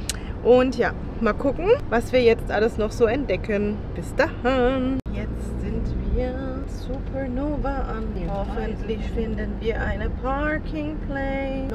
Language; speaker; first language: German; native; German